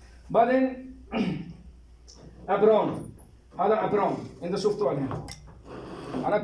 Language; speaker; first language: Arabic; non-native, learner; Hindi